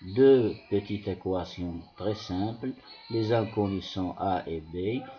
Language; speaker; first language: French; non-native, local second language; Arabic